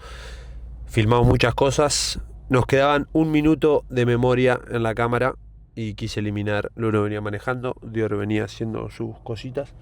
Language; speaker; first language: Spanish; native; Spanish